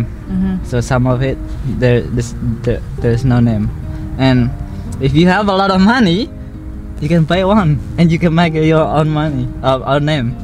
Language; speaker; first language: English; non-native, learner; Javanese